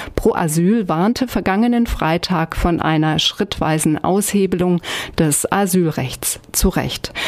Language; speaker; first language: German; native; German